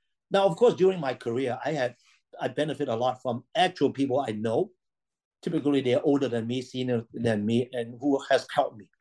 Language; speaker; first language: English; non-native, local second language; Cantonese